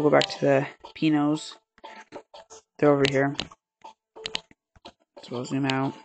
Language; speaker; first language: English; native; English